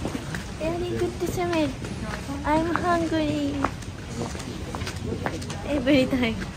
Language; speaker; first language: English; non-native, learner; Japanese